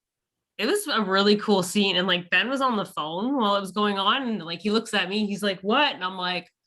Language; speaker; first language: English; native; English